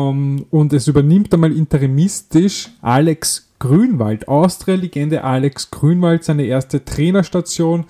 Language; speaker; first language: German; native; German